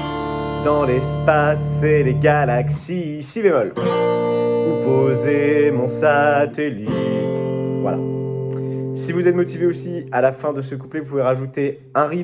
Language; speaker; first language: French; native; French